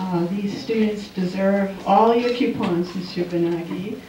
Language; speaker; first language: English; native; English